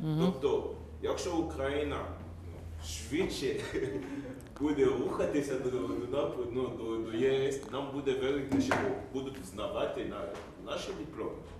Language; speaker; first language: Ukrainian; non-native, learner; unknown